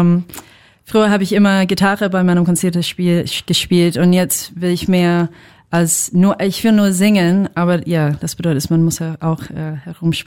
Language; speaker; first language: German; non-native, fluent; English